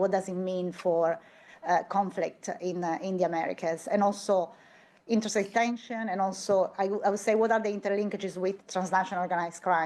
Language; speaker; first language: English; non-native, fluent; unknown